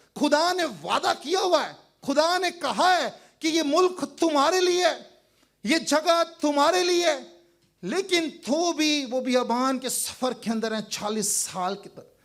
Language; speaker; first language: Urdu; non-native, local second language; Punjabi